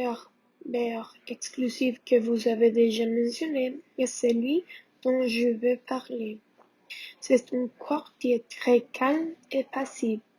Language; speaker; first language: French; non-native, learner; Spanish